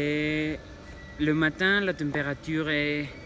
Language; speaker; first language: French; non-native, learner; Spanish